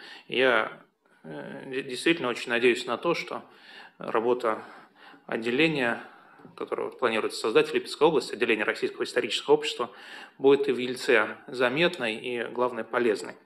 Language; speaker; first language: Russian; native; Russian